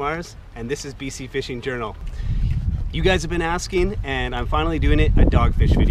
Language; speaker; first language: English; native; English